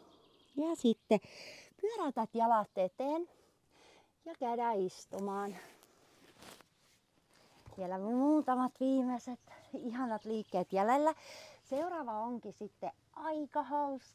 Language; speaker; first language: Finnish; native; Finnish